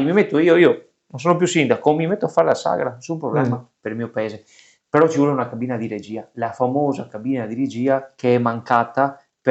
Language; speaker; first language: Italian; native; Italian